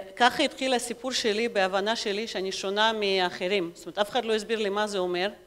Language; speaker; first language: Hebrew; non-native, fluent; Russian